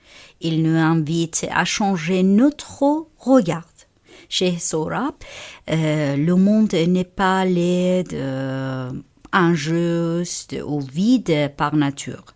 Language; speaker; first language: French; non-native, fluent; Persian